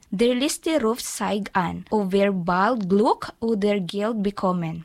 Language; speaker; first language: German; non-native, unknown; Filipino